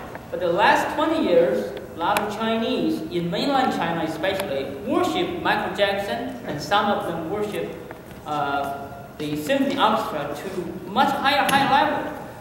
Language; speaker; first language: English; non-native, fluent; Chinese